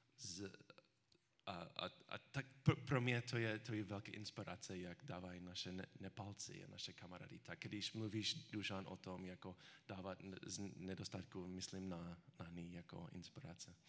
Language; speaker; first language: Czech; non-native, learner; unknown